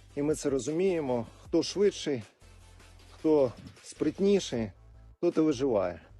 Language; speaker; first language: Ukrainian; non-native, local second language; Russian